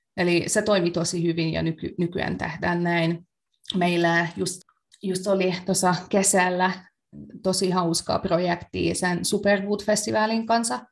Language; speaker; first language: Finnish; non-native, fluent; Hungarian